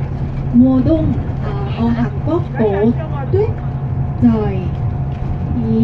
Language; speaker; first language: Vietnamese; non-native, learner; Korean